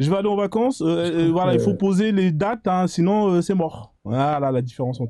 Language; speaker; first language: French; native; French